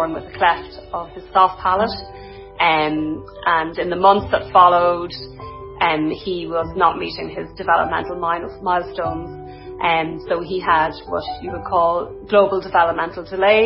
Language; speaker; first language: English; native; English